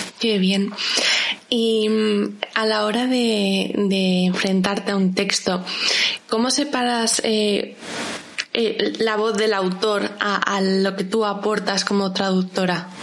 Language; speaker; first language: Spanish; native; Spanish